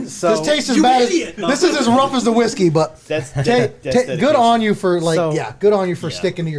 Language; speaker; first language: English; native; English